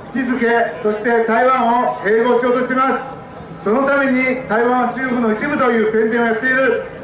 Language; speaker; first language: Japanese; native; Japanese